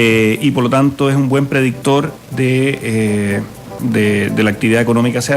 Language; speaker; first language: Spanish; native; Spanish